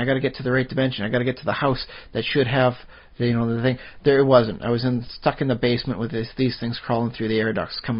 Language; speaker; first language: English; native; English